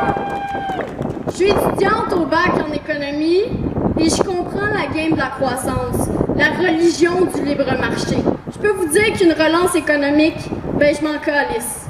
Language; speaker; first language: French; native; French